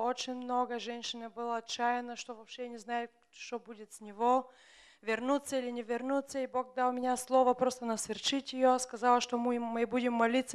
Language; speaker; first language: Russian; non-native, fluent; Bulgarian